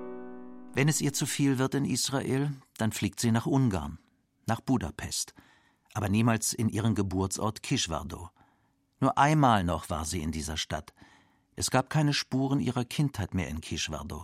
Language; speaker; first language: German; native; German